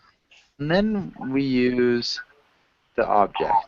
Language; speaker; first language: English; native; English